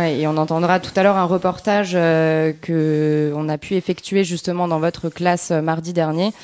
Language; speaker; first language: French; native; French